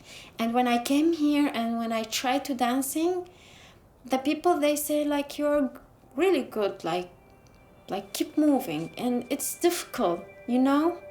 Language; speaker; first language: English; non-native, learner; Arabic